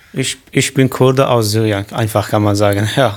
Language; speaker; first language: German; non-native, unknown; Kurdish